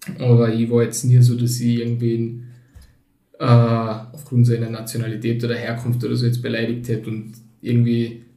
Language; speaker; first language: German; early bilingual, other home language; Turkish